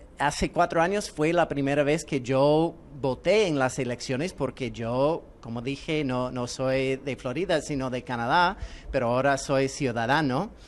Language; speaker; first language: Spanish; non-native, fluent; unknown